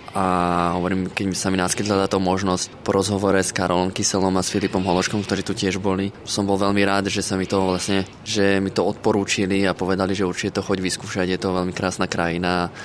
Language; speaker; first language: Slovak; native; Slovak